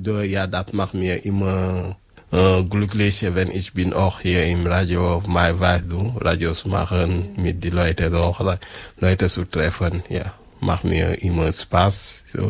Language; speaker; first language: German; non-native, learner; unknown